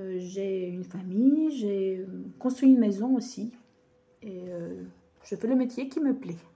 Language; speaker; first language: French; non-native, fluent; Romanian